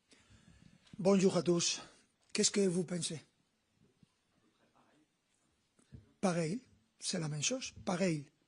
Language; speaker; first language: French; non-native, learner; Spanish